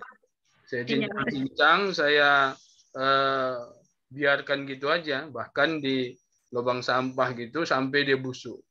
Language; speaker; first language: Indonesian; native; Indonesian